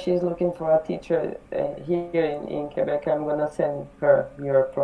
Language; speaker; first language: English; non-native, learner; Portuguese